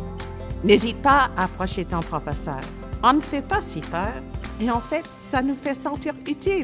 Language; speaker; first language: French; native; French